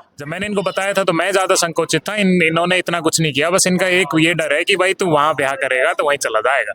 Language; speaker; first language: Hindi; native; Hindi